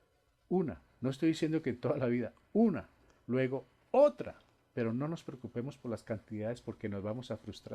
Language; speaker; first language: Spanish; native; Spanish